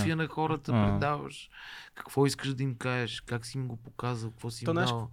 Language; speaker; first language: Bulgarian; native; Bulgarian